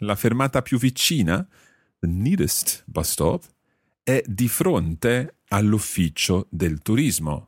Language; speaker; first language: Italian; non-native, fluent; English